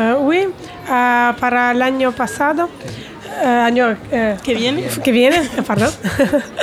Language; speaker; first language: Spanish; non-native, fluent; Italian